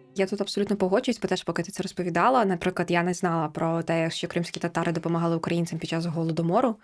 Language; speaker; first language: Ukrainian; native; Ukrainian